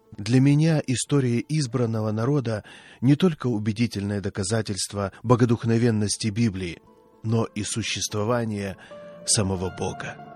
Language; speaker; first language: Russian; non-native, fluent; Swedish